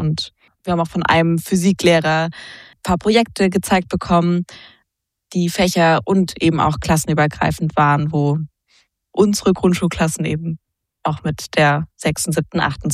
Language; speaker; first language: German; native; German